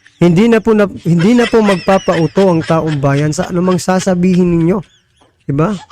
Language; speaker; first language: Filipino; non-native, local second language; Waray